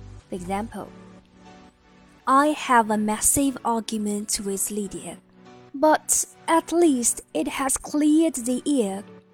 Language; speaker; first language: English; non-native, fluent; Chinese